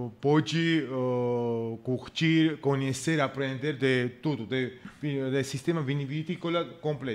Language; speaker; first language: Portuguese; non-native, learner; Georgian